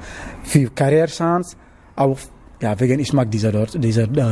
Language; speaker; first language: German; non-native, learner; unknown